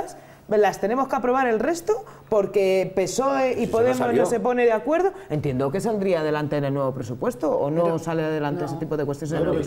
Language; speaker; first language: Spanish; native; Spanish